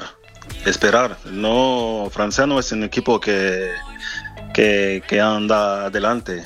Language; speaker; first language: Spanish; non-native, fluent; French